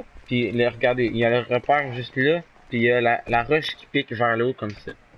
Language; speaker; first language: French; native; French